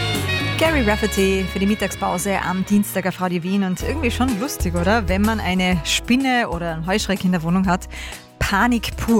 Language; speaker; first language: German; native; German